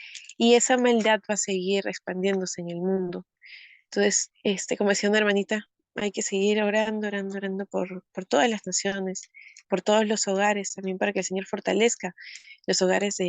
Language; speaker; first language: Spanish; native; Spanish